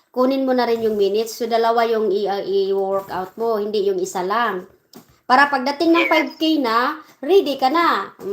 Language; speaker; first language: Filipino; non-native, local second language; Cebuano